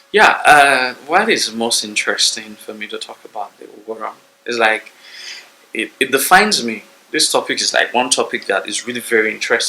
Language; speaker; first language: English; non-native, local second language; Bini